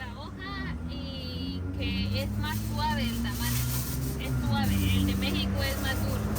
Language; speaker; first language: Spanish; native; Spanish